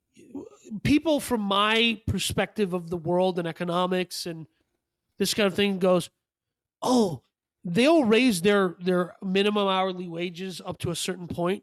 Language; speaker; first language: English; native; English